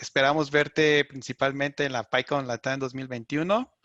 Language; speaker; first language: Spanish; native; Spanish